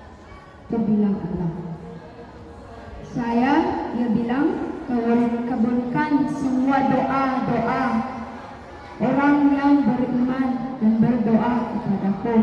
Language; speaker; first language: Indonesian; non-native, learner; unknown